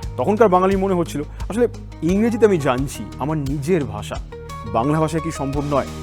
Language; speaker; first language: Bangla; native; Bangla